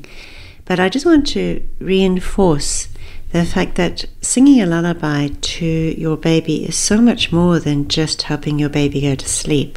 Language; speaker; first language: English; native; English